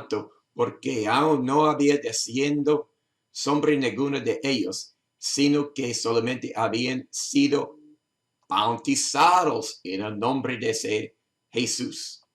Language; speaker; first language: Spanish; non-native, learner; English